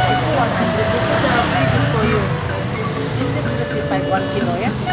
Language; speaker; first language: English; non-native, learner; Indonesian